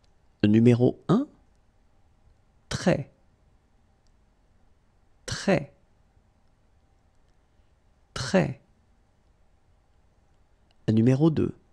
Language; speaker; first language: French; native; French